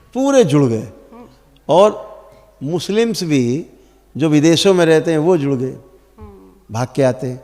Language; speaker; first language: Hindi; native; Hindi